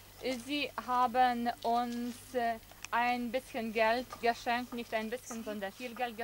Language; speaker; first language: German; non-native, fluent; Lithuanian